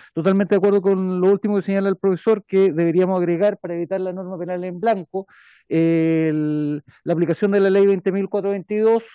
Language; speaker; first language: Spanish; native; Spanish